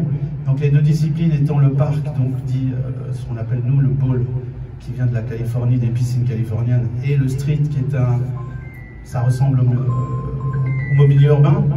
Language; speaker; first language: French; native; French